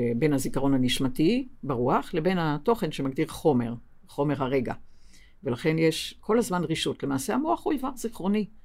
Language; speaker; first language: Hebrew; native; Hebrew